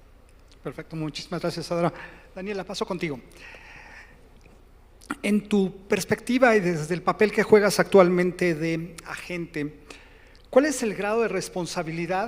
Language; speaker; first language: Spanish; native; Spanish